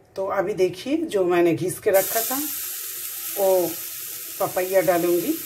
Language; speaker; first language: Hindi; non-native, local second language; Bangla